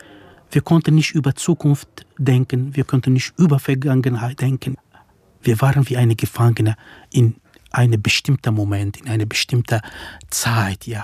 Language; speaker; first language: German; non-native, fluent; Kurdish